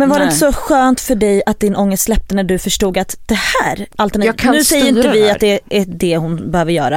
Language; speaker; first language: Swedish; native; Swedish